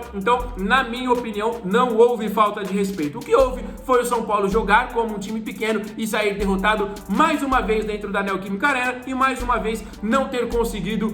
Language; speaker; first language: Portuguese; native; Portuguese